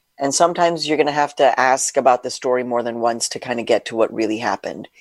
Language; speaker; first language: English; early bilingual, other home language; Spanish